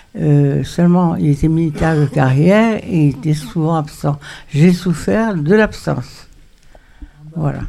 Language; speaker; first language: French; native; French